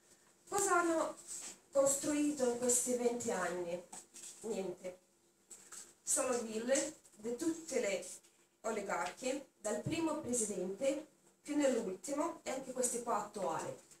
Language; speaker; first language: Italian; non-native, learner; Russian